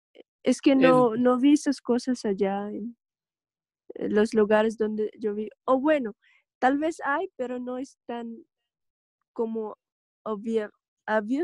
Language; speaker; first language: Spanish; non-native, learner; Russian